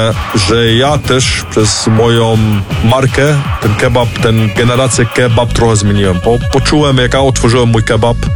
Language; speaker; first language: Polish; early bilingual, heritage; Polish